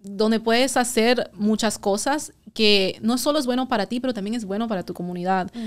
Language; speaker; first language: Spanish; early bilingual, heritage; Spanish